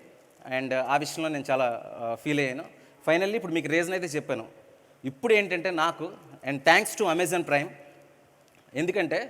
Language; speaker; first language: Telugu; native; Telugu